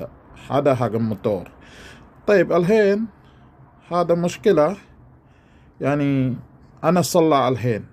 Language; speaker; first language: Arabic; non-native, learner; Filipino